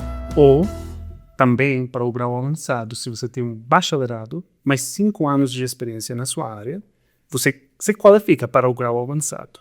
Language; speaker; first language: Portuguese; non-native, fluent; Spanish